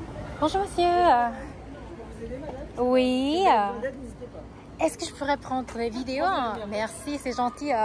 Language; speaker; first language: French; non-native, fluent; Korean